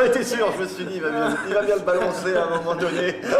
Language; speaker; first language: French; native; French